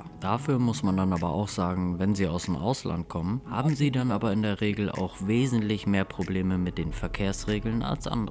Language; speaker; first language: German; native; German